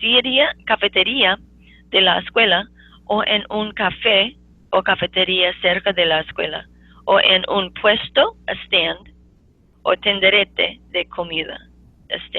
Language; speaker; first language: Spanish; non-native, fluent; English